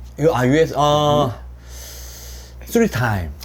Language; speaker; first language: English; non-native, learner; Korean